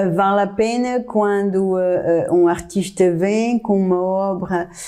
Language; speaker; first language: Portuguese; non-native, fluent; French